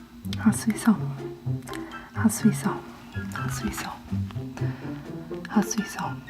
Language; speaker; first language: Korean; non-native, learner; English